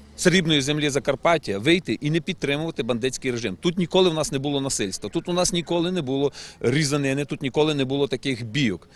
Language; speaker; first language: Ukrainian; native; Ukrainian